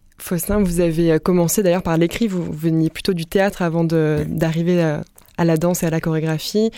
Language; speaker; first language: French; native; French